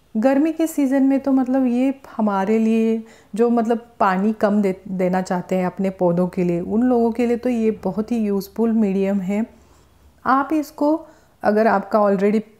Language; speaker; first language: Hindi; non-native, local second language; Marathi